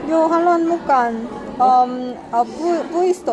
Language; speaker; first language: Finnish; non-native, learner; Korean